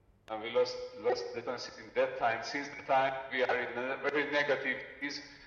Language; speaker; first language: English; non-native, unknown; Hungarian